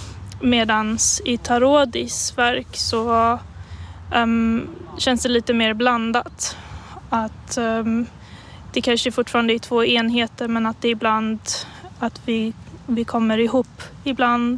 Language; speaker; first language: Swedish; native; Swedish